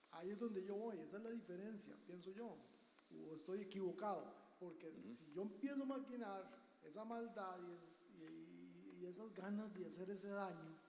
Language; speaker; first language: Spanish; native; Spanish